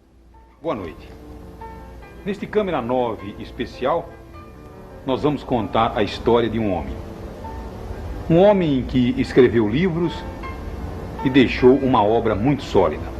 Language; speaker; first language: Portuguese; native; Portuguese